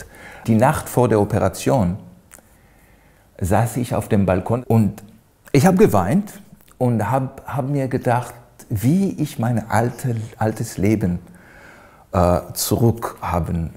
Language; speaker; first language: German; non-native, fluent; Hebrew